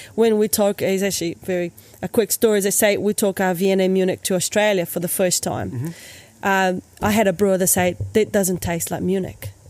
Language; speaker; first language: English; native; English